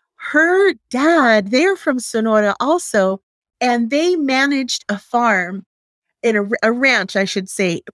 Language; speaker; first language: English; native; English